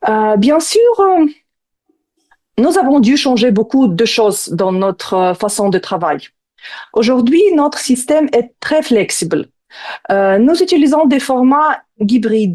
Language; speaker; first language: French; non-native, fluent; Ukrainian